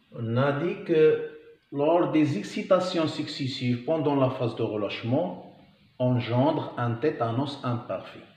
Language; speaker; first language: French; non-native, local second language; Arabic